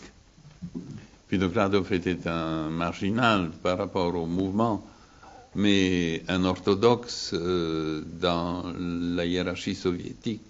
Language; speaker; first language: French; non-native, fluent; Bulgarian